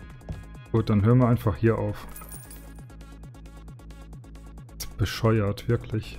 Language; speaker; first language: German; native; German